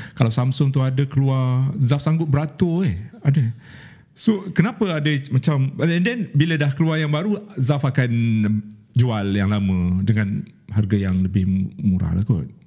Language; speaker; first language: Malay; native; Malay